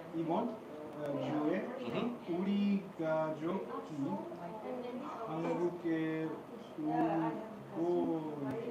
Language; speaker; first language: Korean; non-native, learner; English